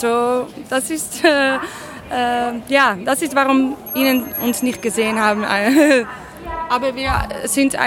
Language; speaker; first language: German; non-native, learner; Dutch